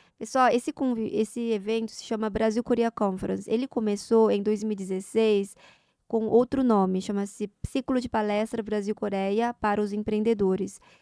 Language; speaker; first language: Portuguese; non-native, fluent; Korean